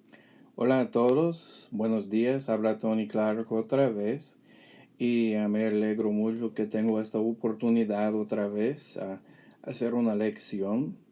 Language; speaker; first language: Spanish; non-native, fluent; English